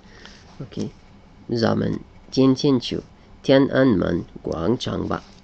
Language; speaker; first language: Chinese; non-native, learner; English